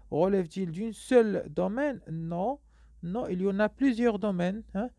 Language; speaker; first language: French; non-native, local second language; Arabic